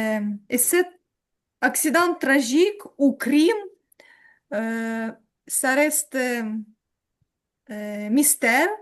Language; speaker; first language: French; non-native, learner; Ukrainian